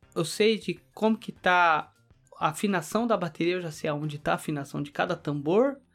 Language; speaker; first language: Portuguese; native; Portuguese